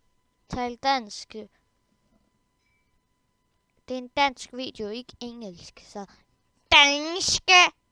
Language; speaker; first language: Danish; early bilingual, other home language; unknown